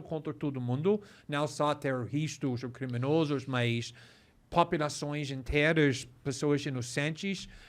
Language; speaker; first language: Portuguese; non-native, fluent; English